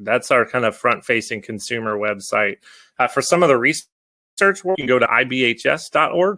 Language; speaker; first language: English; native; English